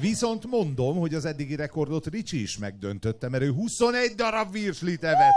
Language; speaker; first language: Hungarian; native; Hungarian